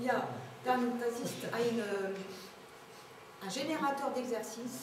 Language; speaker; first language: German; non-native, learner; French